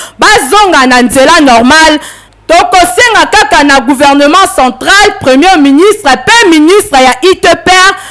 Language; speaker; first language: Lingala; native; Lingala